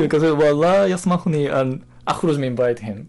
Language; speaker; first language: Arabic; non-native, learner; Japanese